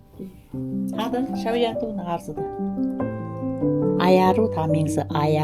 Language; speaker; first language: Chinese; non-native, local second language; Kazakh